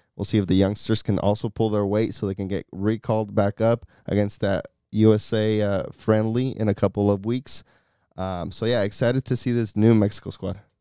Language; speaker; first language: English; early bilingual, other home language; Spanish